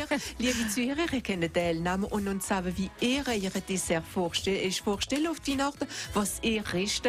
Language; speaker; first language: German; native; German